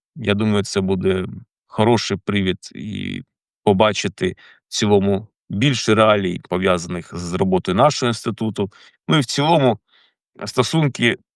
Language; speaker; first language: Ukrainian; native; Ukrainian